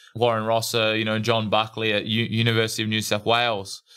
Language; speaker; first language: English; native; English